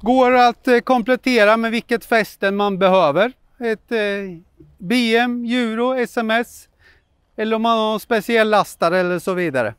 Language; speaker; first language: Swedish; native; Swedish